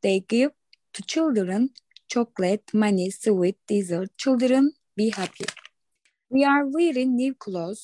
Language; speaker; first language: English; non-native, learner; Turkish